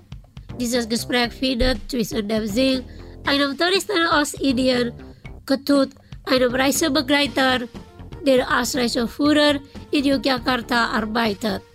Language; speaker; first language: German; non-native, fluent; Indonesian